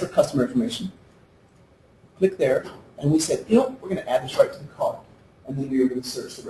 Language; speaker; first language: English; native; English